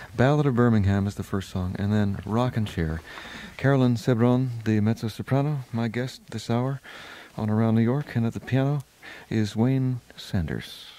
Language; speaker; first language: English; native; English